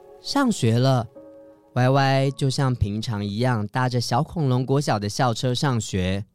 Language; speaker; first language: Chinese; native; Chinese